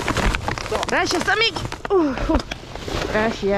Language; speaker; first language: Spanish; non-native, learner; Filipino